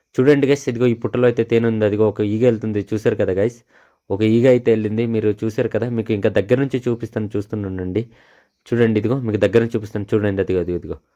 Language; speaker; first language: Telugu; non-native, local second language; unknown